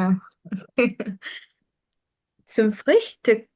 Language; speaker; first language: German; non-native, fluent; Arabic